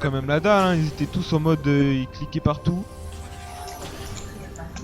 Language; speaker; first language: French; native; French